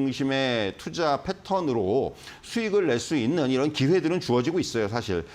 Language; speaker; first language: Korean; native; Korean